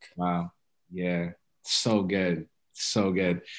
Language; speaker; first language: English; early bilingual, other home language; Amharic